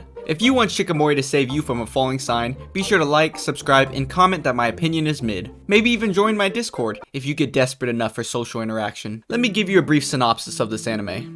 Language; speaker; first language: English; native; English